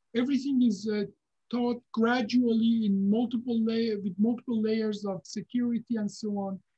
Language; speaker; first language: English; non-native, fluent; Persian